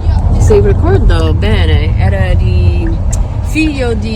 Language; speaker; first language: Italian; non-native, learner; English